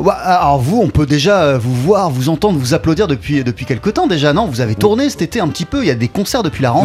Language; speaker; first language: French; native; French